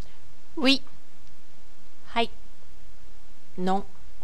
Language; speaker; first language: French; non-native, fluent; Japanese